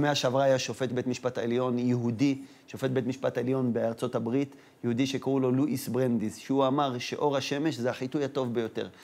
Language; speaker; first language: Hebrew; native; Hebrew